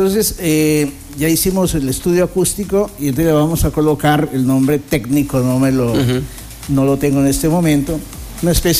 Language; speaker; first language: Spanish; native; Spanish